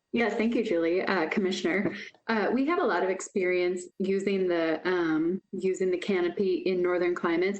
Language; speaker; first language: English; native; English